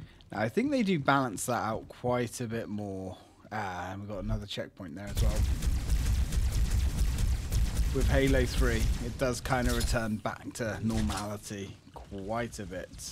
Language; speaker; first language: English; native; English